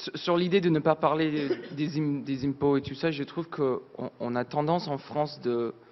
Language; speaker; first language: French; non-native, fluent; English